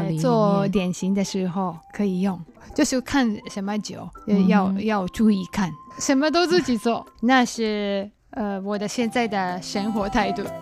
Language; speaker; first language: Chinese; non-native, learner; Japanese